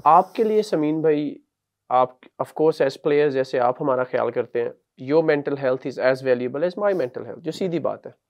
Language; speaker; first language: Urdu; native; Urdu